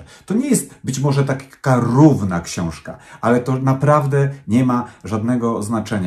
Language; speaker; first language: Polish; native; Polish